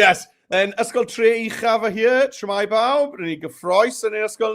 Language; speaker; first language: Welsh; non-native, learner; English